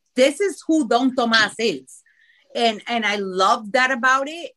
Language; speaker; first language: English; early bilingual, other home language; Spanish